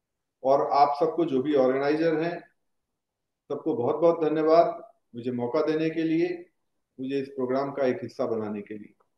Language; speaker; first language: Hindi; native; Hindi